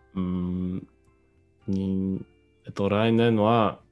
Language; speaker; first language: Japanese; non-native, learner; English